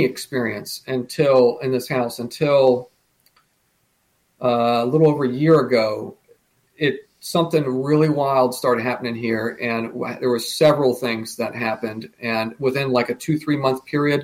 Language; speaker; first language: English; native; English